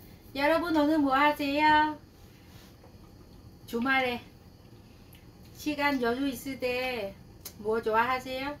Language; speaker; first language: Korean; non-native, learner; Vietnamese